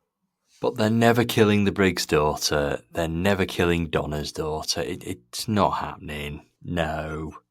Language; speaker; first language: English; native; English